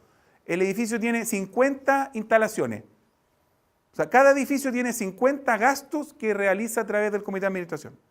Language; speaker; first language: Spanish; native; Spanish